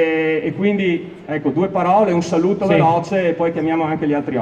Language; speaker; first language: Italian; native; Italian